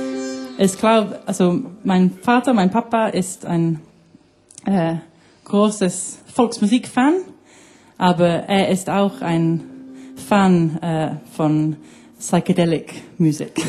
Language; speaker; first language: German; early bilingual, heritage; English